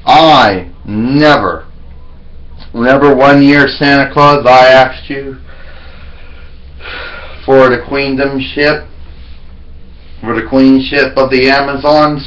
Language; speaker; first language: English; native; English